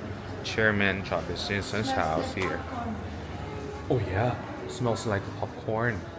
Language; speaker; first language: English; non-native, learner; Korean